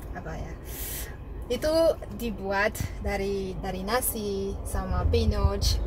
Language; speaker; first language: Indonesian; non-native, learner; Malagasy